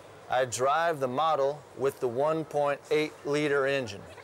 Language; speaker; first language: English; native; English